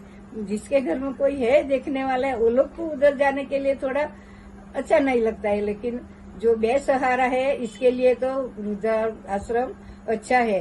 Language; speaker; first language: Hindi; non-native, local second language; Gujarati